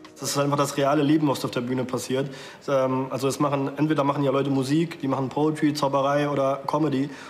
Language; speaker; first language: German; early bilingual, other home language; Arabic